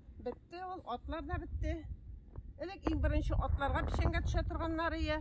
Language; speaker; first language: Tatar; native; Tatar